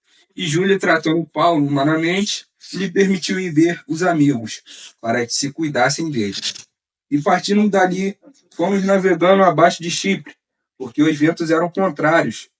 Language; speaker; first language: Portuguese; native; Portuguese